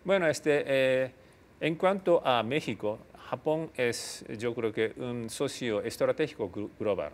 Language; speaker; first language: Spanish; non-native, fluent; Japanese